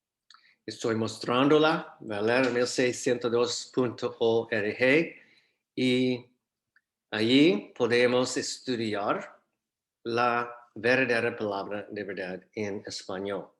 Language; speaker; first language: Spanish; non-native, fluent; English